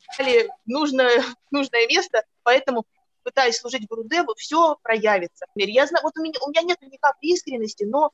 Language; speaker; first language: Russian; native; Russian